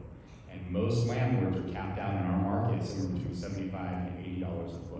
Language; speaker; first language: English; native; English